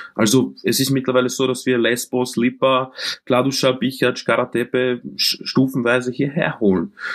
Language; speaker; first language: German; early bilingual, other home language; Croatian